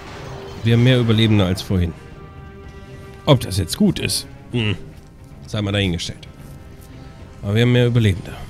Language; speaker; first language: German; native; German